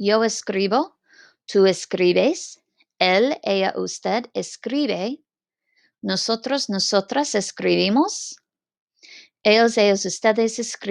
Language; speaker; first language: Spanish; non-native, fluent; English